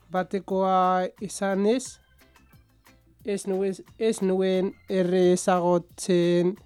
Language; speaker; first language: Basque; non-native, learner; Central Atlas Tamazight